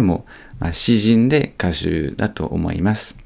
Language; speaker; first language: Japanese; non-native, fluent; French